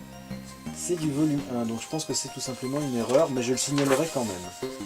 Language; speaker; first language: French; native; French